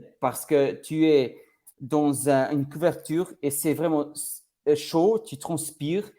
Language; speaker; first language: French; non-native, learner; Portuguese